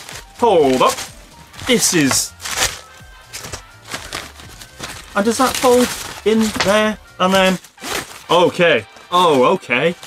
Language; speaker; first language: English; native; English